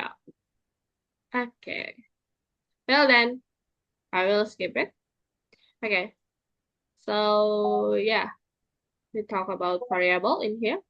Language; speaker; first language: English; non-native, fluent; Indonesian